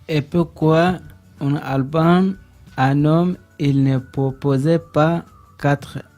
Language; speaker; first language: French; non-native, learner; Arabic